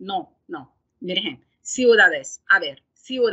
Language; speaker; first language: Spanish; non-native, fluent; Arabic